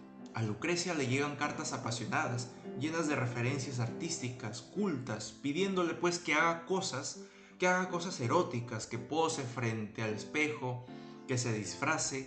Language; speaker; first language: Spanish; native; Spanish